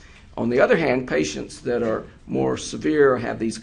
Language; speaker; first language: English; native; English